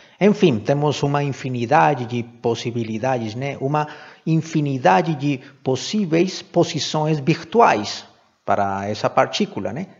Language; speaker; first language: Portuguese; non-native, fluent; Spanish